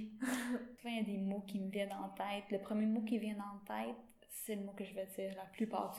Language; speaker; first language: French; non-native, local second language; English